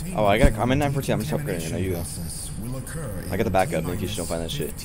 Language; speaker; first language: English; native; English